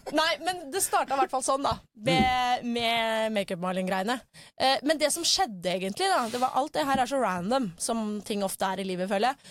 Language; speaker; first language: Norwegian; native; Norwegian